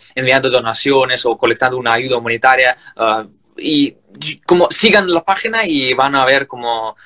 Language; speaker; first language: Spanish; non-native, fluent; Ukrainian